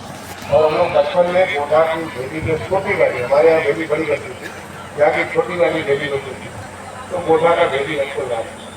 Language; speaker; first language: Hindi; native; Hindi